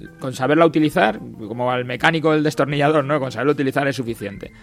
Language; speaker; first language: Spanish; native; Spanish